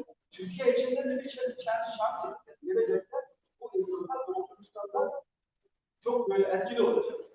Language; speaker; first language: Turkish; non-native, fluent; Uyghur